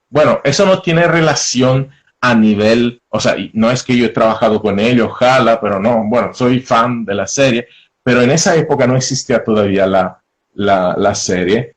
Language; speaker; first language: Spanish; non-native, fluent; Italian